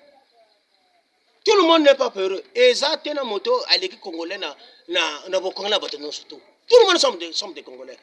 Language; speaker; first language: French; non-native, local second language; Lingala